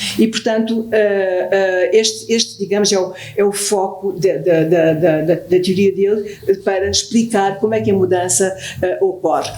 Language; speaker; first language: Portuguese; native; Portuguese